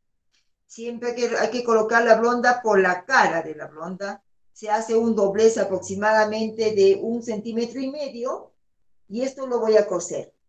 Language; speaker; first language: Spanish; native; Spanish